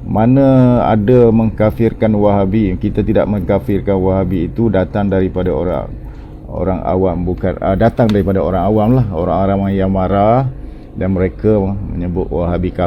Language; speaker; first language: Malay; native; Malay